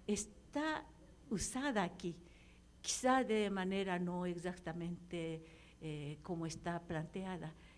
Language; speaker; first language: Spanish; non-native, fluent; Japanese